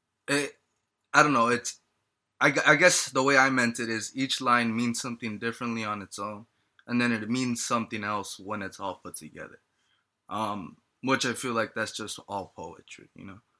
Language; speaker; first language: English; early bilingual, other home language; Spanish